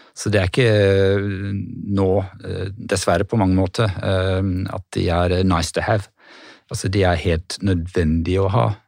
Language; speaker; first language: Norwegian; non-native, fluent; English